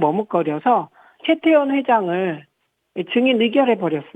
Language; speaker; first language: Korean; native; Korean